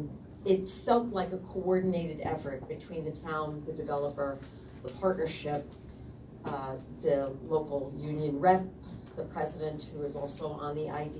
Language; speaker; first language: English; native; English